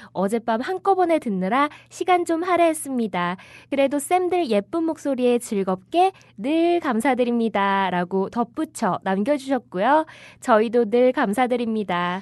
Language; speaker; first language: Korean; native; Korean